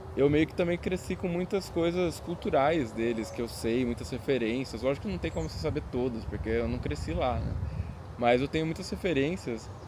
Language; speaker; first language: Portuguese; native; Portuguese